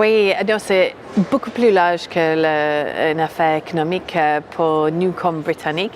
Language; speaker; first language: French; non-native, fluent; English